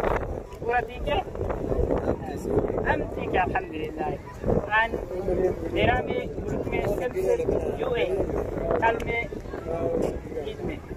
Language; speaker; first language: Hindi; non-native, learner; Oromo